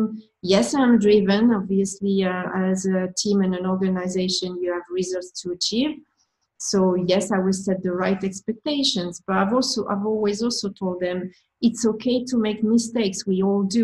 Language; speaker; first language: English; non-native, fluent; French